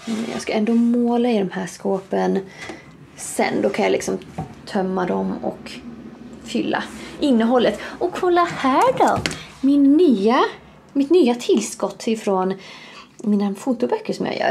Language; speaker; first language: Swedish; native; Swedish